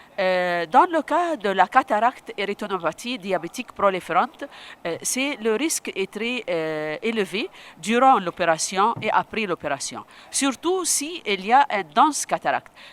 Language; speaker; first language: French; non-native, local second language; Arabic